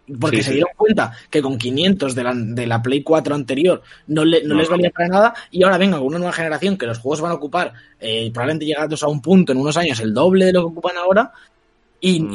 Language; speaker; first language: Spanish; native; Spanish